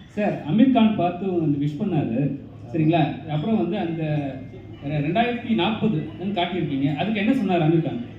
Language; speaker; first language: Tamil; native; Tamil